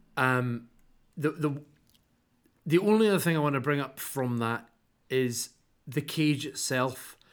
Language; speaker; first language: English; native; English